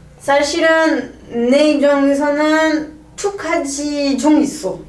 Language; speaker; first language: Korean; non-native, learner; French